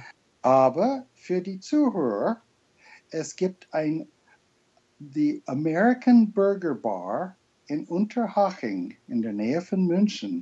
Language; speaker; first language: German; non-native, fluent; English